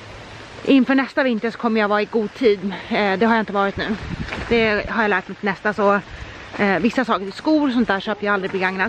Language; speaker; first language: Swedish; native; Swedish